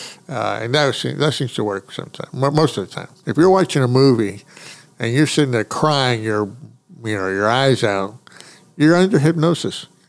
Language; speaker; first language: English; early bilingual, other home language; Spanish